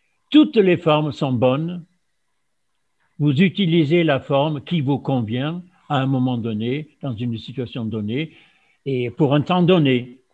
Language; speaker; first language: French; non-native, fluent; German